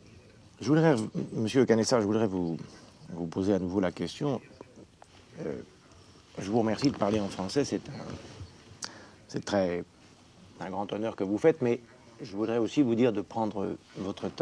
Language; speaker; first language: French; native; French